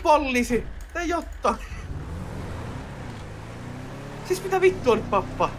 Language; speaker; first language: Finnish; native; Finnish